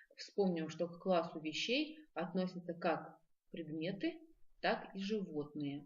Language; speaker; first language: Russian; non-native, local second language; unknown